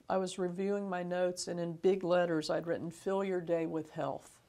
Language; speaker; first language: English; native; English